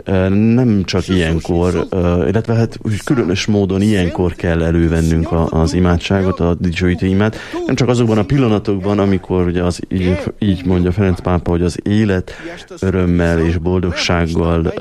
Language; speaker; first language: Hungarian; native; Hungarian